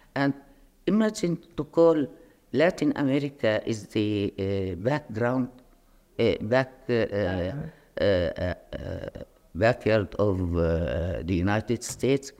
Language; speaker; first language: English; non-native, fluent; Arabic